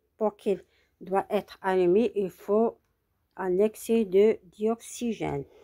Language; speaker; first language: French; non-native, local second language; Arabic